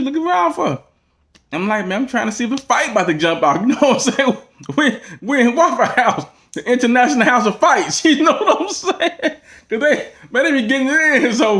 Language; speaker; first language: English; native; English